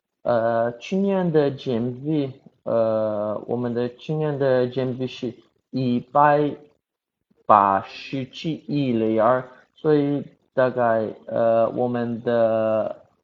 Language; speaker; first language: Chinese; non-native, learner; Portuguese